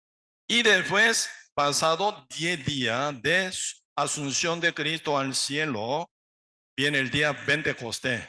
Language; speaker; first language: Spanish; non-native, learner; Korean